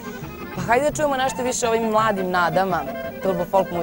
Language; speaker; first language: Serbian; native; Serbian